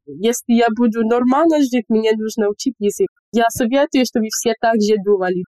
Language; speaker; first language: Russian; non-native, fluent; English